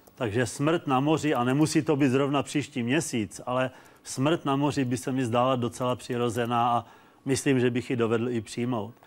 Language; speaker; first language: Czech; native; Czech